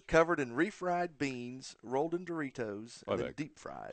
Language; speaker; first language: English; native; English